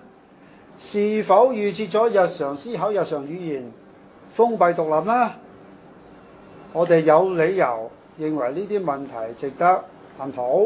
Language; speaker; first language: Chinese; non-native, local second language; Cantonese